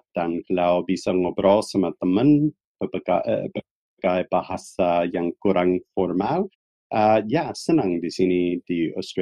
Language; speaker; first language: Indonesian; non-native, fluent; English